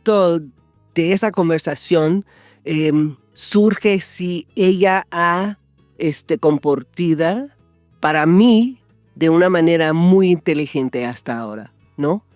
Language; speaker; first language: Spanish; non-native, fluent; English